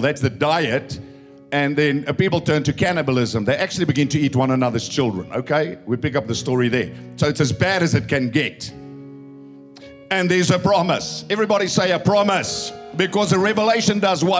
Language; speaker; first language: English; non-native, local second language; Afrikaans